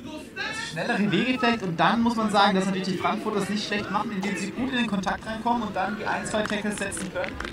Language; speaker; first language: German; native; German